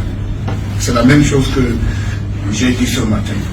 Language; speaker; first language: French; non-native, local second language; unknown